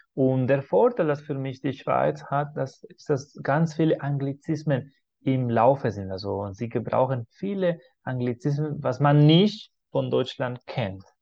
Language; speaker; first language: German; non-native, fluent; Spanish